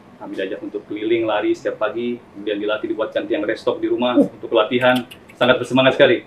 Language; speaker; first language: Indonesian; early bilingual, other home language; Arabic